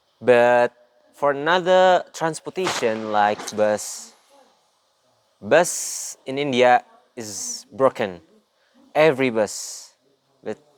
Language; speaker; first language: English; non-native, learner; Indonesian